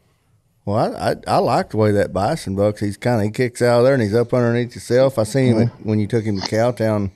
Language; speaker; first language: English; native; English